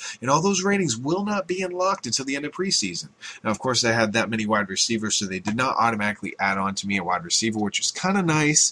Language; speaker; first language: English; native; English